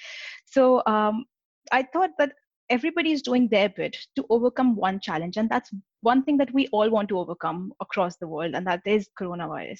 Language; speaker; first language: English; non-native, local second language; Hindi